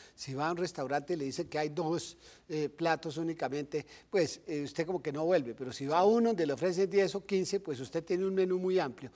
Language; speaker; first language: Spanish; native; Spanish